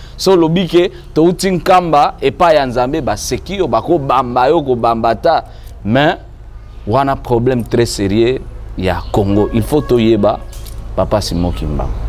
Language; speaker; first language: Lingala; non-native, local second language; Swahili